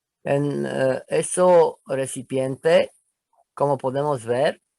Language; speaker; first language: Spanish; non-native, learner; Romanian